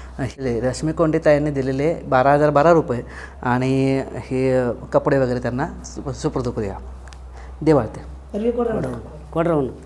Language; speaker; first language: Marathi; native; Marathi